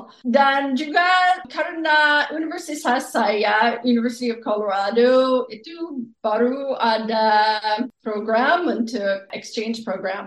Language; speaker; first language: Indonesian; non-native, fluent; English